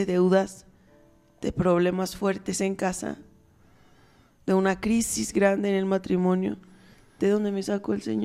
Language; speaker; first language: Spanish; native; Spanish